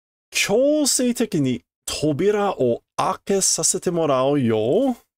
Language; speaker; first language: Japanese; non-native, learner; English